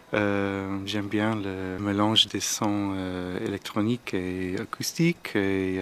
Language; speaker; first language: French; non-native, learner; English